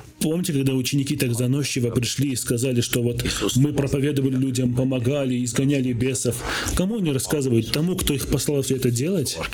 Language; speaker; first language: Russian; non-native, local second language; Armenian